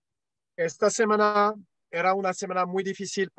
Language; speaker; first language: Spanish; non-native, learner; French